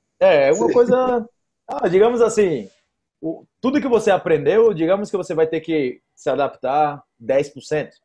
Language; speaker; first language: Portuguese; native; Portuguese